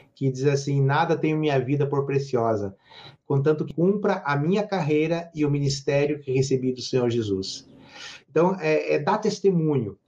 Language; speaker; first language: Portuguese; native; Portuguese